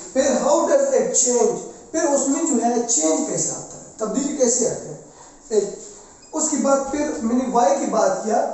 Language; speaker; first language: Urdu; non-native, local second language; Pashto